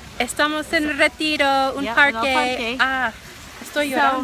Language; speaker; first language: Spanish; non-native, learner; English